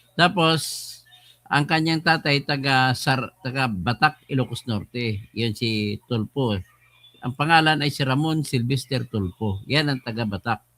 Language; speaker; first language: Filipino; non-native, local second language; Cebuano